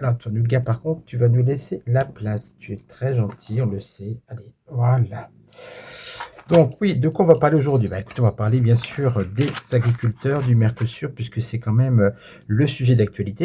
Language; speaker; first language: French; native; French